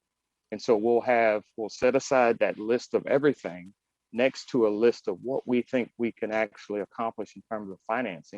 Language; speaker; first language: English; native; English